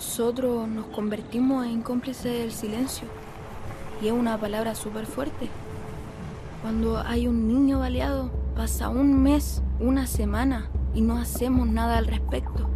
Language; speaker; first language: Spanish; native; Spanish